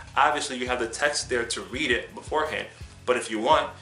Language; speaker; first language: English; native; English